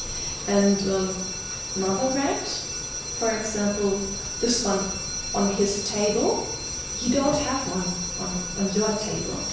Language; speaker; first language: English; non-native, fluent; German